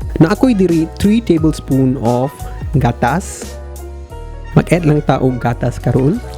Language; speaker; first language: Cebuano; non-native, learner; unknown